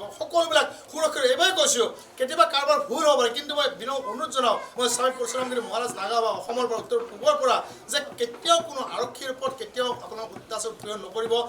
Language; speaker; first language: Assamese; native; Assamese